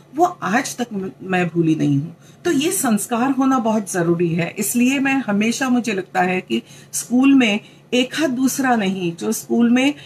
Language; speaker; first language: Hindi; non-native, local second language; Marathi